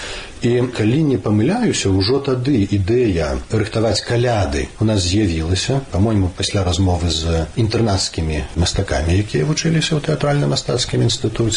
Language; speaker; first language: Belarusian; native; Belarusian